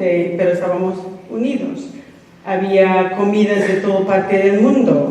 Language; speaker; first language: Spanish; non-native, fluent; English